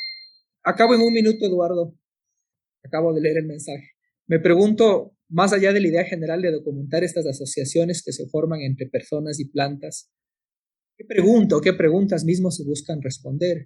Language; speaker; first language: Spanish; native; Spanish